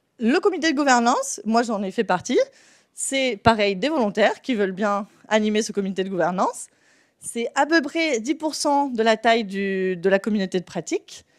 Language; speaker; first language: French; non-native, fluent; Spanish